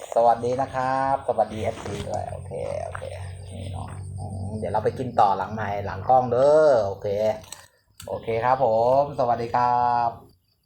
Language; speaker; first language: Thai; native; Thai